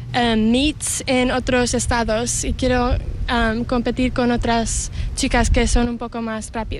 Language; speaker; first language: Spanish; early bilingual, heritage; Spanish